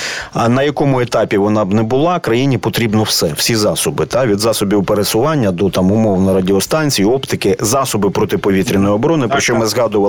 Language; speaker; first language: Ukrainian; native; Ukrainian